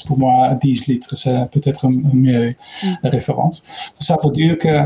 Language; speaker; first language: French; non-native, learner; Dutch